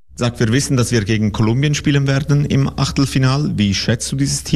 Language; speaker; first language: German; native; German